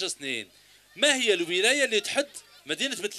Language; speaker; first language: Arabic; native; Arabic